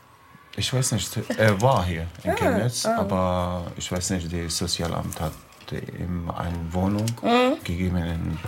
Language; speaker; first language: German; non-native, learner; Arabic